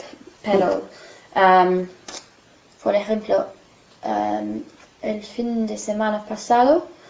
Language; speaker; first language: Spanish; non-native, fluent; English